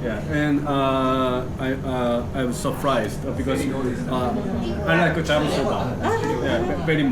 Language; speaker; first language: English; non-native, learner; Korean